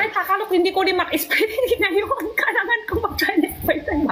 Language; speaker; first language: Filipino; non-native, learner; Chinese